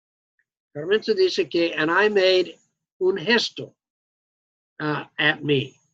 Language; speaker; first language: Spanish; non-native, fluent; English